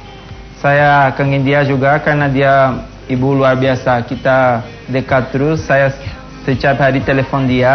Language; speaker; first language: Indonesian; non-native, fluent; Portuguese